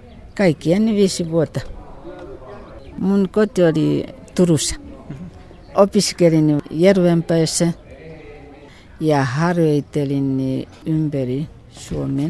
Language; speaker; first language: Finnish; non-native, fluent; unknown